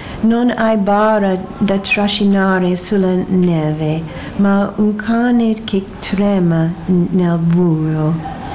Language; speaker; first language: Italian; non-native, fluent; English